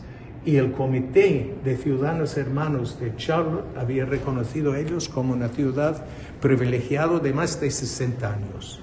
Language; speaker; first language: Spanish; non-native, fluent; English